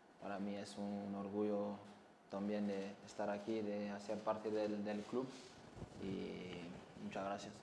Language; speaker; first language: Spanish; non-native, learner; French